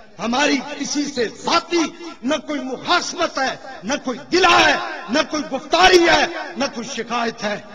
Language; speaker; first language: Urdu; non-native, local second language; Punjabi